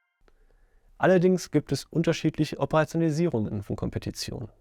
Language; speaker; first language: German; native; German